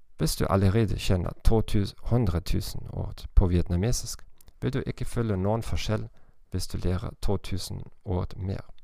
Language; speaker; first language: Norwegian; non-native, learner; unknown